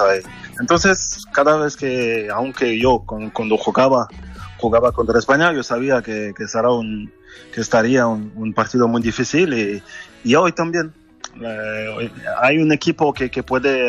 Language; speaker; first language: Spanish; non-native, fluent; French